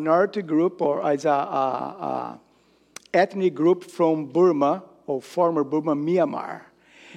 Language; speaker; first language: English; non-native, fluent; Portuguese